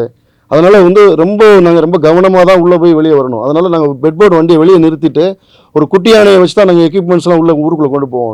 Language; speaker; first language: Tamil; native; Tamil